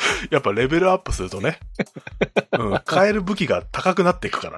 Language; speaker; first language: Japanese; native; Japanese